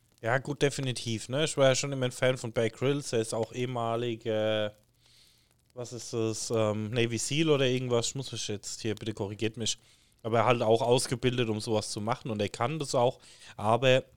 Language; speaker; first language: German; native; German